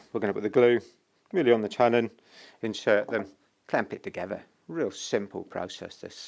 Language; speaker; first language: English; native; English